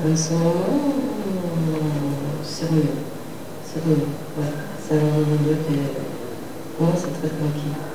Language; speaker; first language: French; non-native, learner; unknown